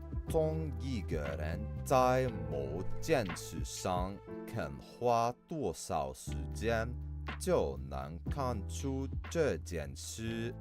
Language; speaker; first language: Chinese; non-native, learner; English